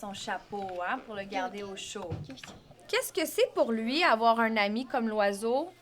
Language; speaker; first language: French; native; French